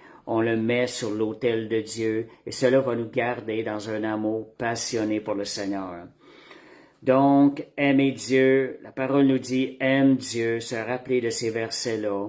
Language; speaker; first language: French; native; French